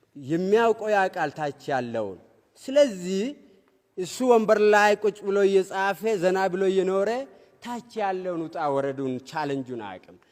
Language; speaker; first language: Amharic; non-native, local second language; Oromo